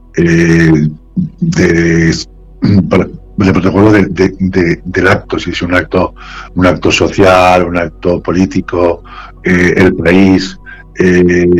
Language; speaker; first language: Spanish; native; Spanish